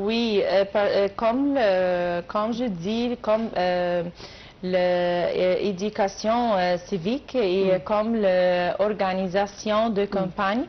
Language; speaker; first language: French; non-native, learner; Arabic